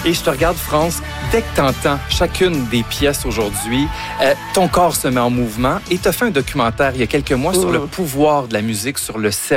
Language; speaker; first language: French; native; French